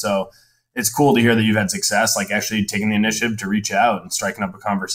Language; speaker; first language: English; native; English